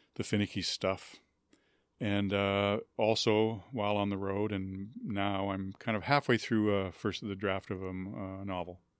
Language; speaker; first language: English; native; English